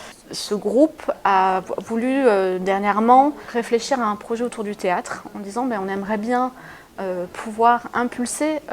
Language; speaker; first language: French; native; French